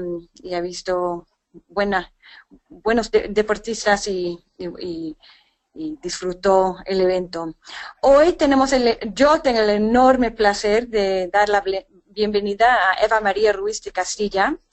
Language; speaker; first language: Spanish; non-native, fluent; English